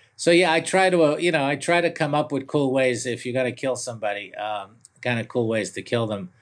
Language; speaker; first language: English; early bilingual, other home language; Italian